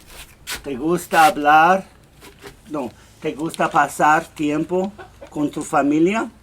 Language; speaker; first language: Spanish; non-native, fluent; English